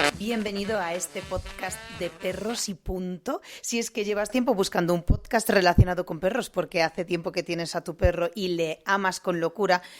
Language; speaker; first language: Spanish; non-native, fluent; Polish